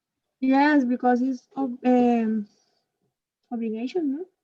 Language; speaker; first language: English; non-native, learner; Spanish